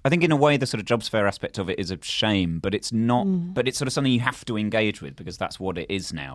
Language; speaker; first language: English; native; English